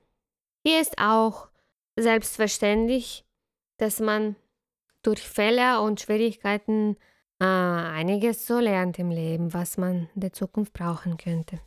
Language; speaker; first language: German; non-native, fluent; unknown